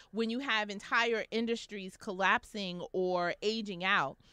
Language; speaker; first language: English; native; English